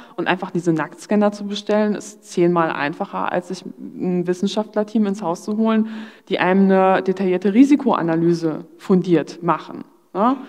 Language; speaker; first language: German; early bilingual, other home language; Polish